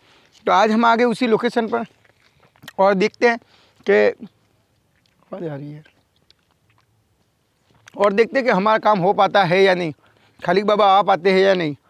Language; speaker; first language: Hindi; native; Hindi